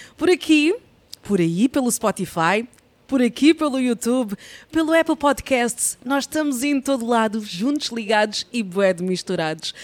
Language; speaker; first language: Portuguese; native; Portuguese